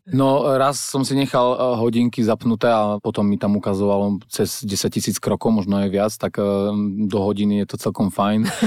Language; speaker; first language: Slovak; non-native, local second language; Rusyn